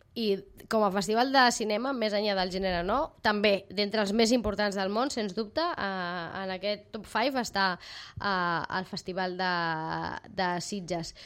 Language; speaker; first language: Catalan; native; Catalan